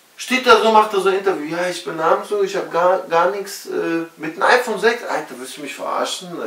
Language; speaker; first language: German; early bilingual, other home language; Russian